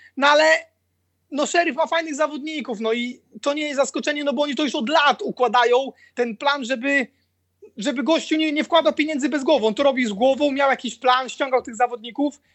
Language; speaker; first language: Polish; native; Polish